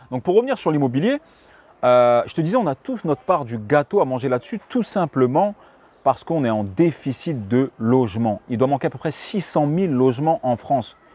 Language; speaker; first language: French; native; French